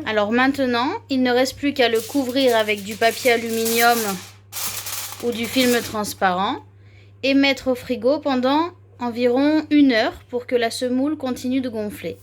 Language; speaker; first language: French; native; French